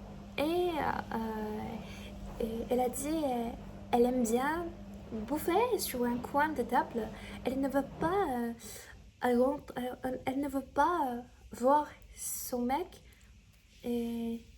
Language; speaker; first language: French; non-native, learner; Chinese